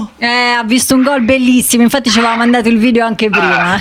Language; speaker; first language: Italian; native; Italian